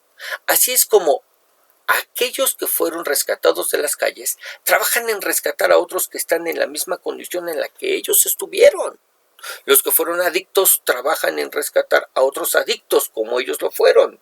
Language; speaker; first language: Spanish; native; Spanish